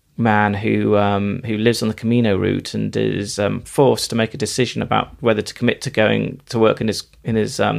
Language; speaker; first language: English; native; English